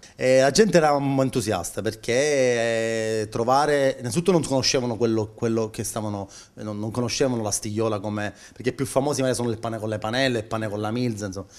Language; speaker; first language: Italian; native; Italian